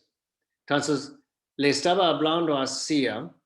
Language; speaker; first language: Spanish; non-native, fluent; English